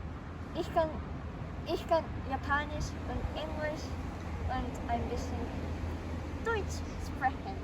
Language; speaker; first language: German; non-native, learner; Japanese